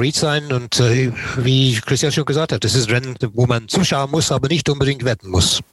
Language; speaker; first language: German; non-native, fluent; English